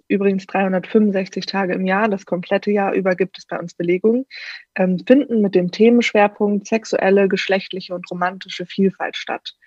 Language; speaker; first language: German; native; German